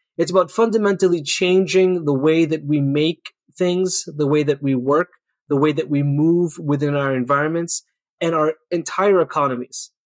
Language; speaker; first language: English; early bilingual, other home language; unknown